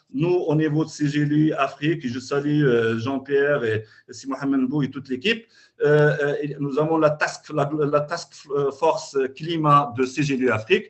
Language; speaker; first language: French; non-native, local second language; Arabic